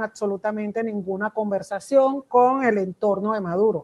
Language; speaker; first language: Spanish; native; Spanish